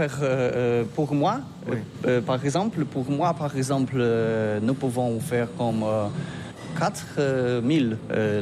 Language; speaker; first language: French; non-native, learner; Polish